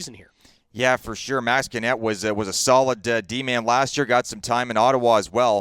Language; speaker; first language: English; native; English